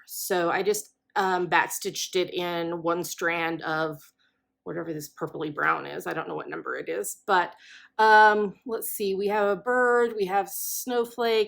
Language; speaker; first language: English; native; English